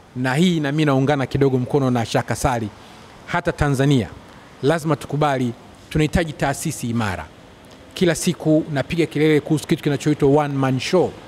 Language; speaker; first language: Swahili; native; Swahili